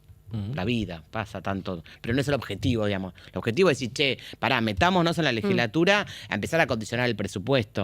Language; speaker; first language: Spanish; native; Spanish